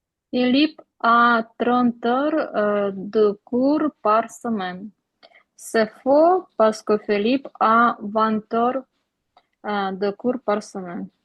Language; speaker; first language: French; non-native, learner; Ukrainian